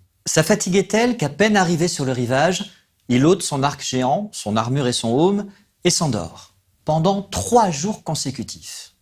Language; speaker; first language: French; native; French